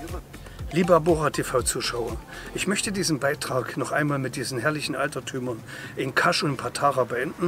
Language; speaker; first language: German; native; German